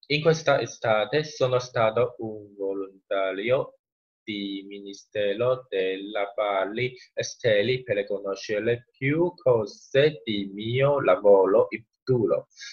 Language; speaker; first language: Italian; non-native, learner; Chinese